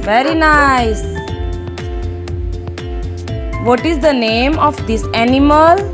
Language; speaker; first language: English; non-native, local second language; Hindi